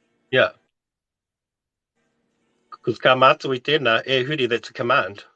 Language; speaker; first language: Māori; non-native, local second language; English